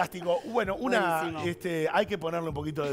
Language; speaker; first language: Spanish; native; Spanish